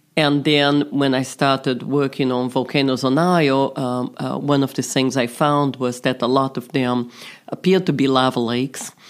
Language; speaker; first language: English; non-native, fluent; Portuguese